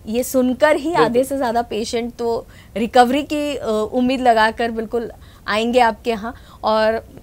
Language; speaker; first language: Hindi; non-native, local second language; Marathi